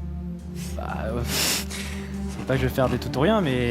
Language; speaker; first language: French; native; French